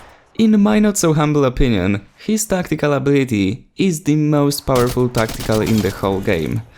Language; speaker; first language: English; non-native, fluent; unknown